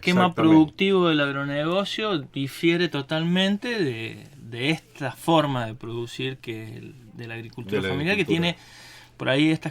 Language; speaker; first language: Spanish; native; Spanish